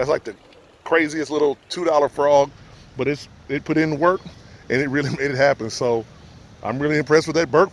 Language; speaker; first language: English; native; English